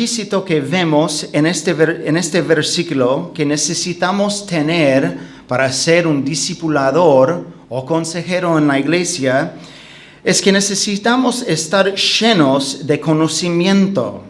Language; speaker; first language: Spanish; non-native, fluent; English